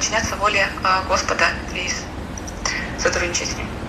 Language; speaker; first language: Russian; native; Russian